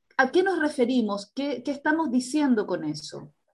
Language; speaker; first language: Spanish; native; Spanish